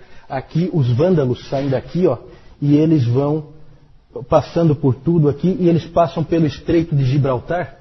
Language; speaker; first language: Portuguese; native; Portuguese